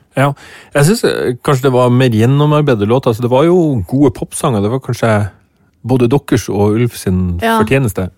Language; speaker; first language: Norwegian; native; Norwegian